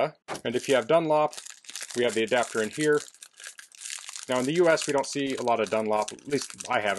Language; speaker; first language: English; native; English